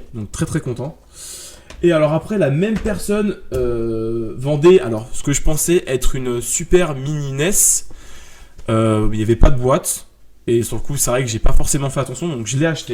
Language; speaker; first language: French; native; French